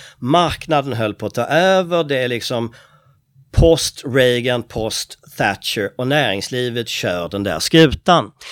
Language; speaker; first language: Swedish; native; Swedish